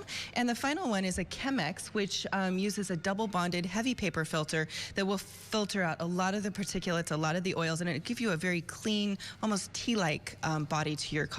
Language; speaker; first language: English; native; English